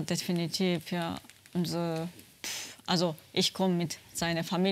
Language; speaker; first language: German; non-native, learner; Japanese